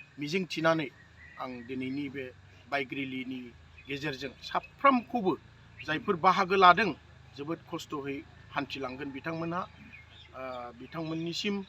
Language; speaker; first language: Bodo; native; Bodo